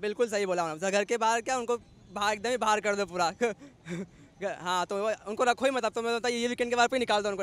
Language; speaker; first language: Hindi; native; Hindi